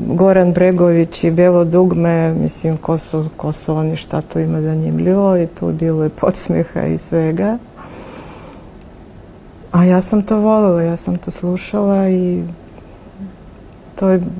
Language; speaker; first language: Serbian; non-native, fluent; Russian